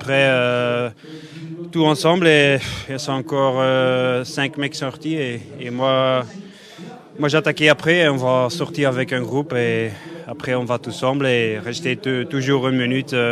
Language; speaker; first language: French; non-native, learner; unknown